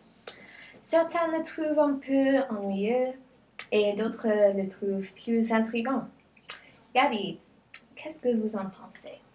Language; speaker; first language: French; non-native, learner; English